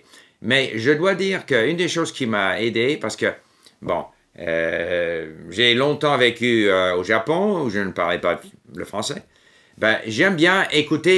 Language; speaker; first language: French; non-native, fluent; English